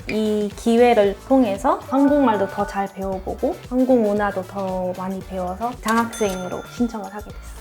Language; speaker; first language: Korean; early bilingual, heritage; Korean